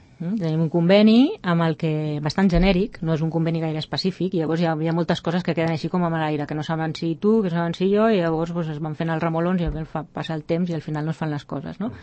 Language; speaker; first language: Catalan; native; Catalan